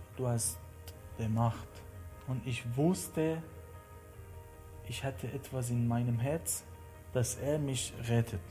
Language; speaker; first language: German; non-native, learner; Persian